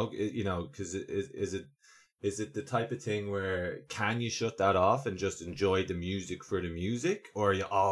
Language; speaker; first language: English; native; English